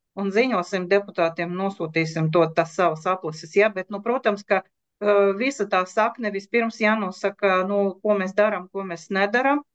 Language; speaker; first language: Latvian; non-native, local second language; Russian